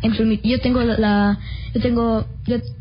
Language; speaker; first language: Spanish; early bilingual, heritage; Spanish